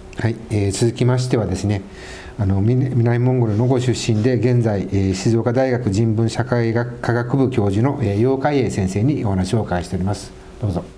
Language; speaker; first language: Japanese; native; Japanese